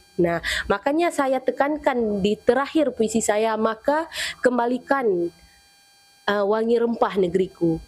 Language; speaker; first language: Indonesian; non-native, local second language; Achinese